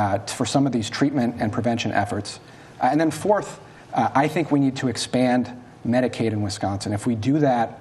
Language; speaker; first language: English; native; English